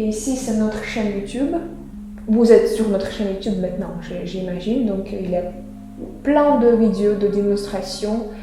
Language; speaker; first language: French; non-native, fluent; Russian